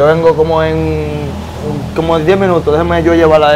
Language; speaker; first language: Spanish; native; Spanish